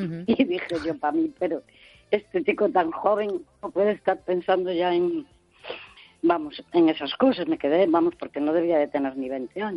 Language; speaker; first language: Spanish; native; Spanish